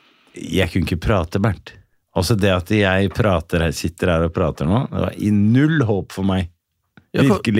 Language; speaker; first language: Norwegian; native; Norwegian